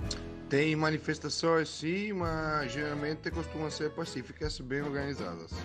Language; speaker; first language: Portuguese; non-native, fluent; Italian